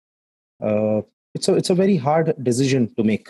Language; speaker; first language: English; non-native, local second language; Hindi